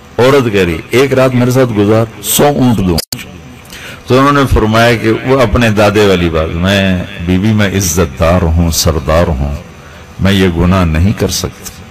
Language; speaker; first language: Urdu; non-native, local second language; Punjabi